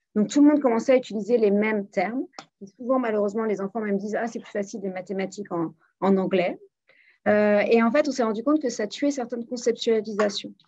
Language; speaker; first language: French; native; French